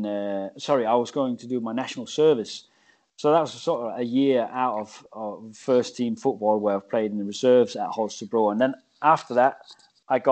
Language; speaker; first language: English; non-native, fluent; Danish